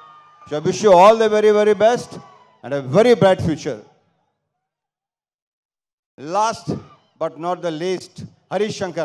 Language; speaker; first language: Telugu; native; Telugu